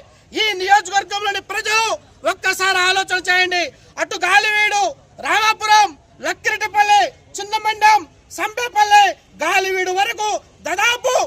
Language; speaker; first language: Telugu; native; Telugu